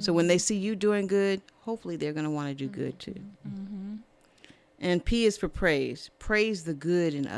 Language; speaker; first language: English; native; English